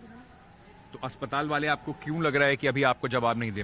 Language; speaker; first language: Hindi; native; Hindi